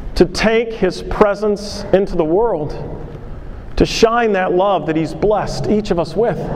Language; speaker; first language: English; native; English